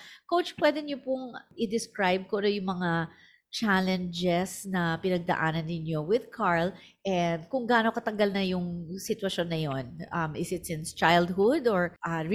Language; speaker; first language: English; non-native, local second language; Filipino